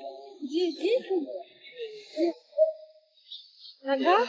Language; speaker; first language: Russian; native; Russian